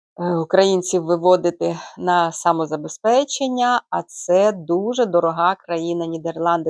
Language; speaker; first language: Ukrainian; native; Ukrainian